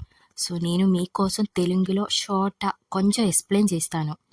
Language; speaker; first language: Telugu; non-native, learner; Malayalam